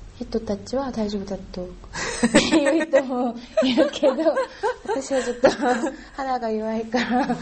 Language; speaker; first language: Japanese; non-native, fluent; Korean